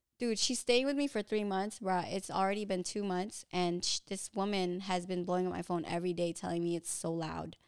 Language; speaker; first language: English; early bilingual, other home language; Filipino